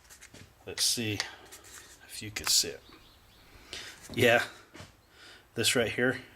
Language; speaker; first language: English; native; English